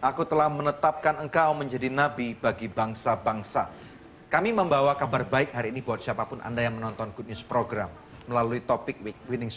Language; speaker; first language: Indonesian; native; Indonesian